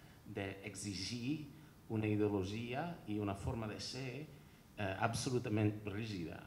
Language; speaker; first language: Catalan; non-native, fluent; English